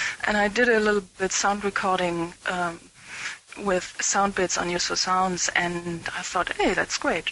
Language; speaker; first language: English; non-native, fluent; German